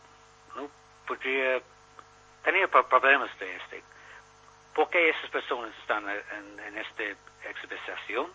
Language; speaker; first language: Spanish; non-native, learner; English